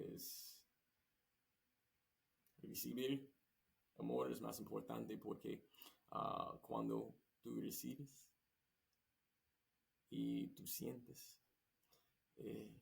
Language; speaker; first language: Spanish; non-native, learner; English